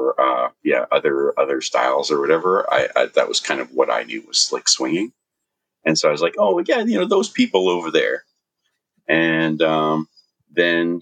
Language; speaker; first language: English; native; English